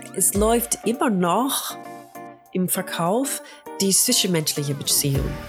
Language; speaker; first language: German; non-native, fluent; English